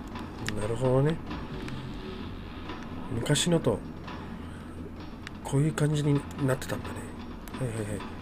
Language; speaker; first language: Japanese; native; Japanese